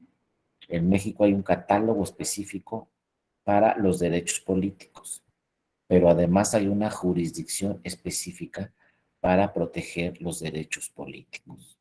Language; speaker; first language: Spanish; native; Spanish